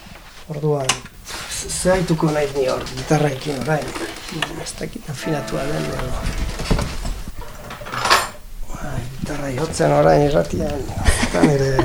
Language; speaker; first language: Basque; non-native, learner; French